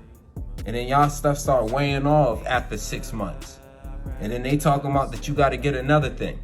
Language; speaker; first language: English; native; English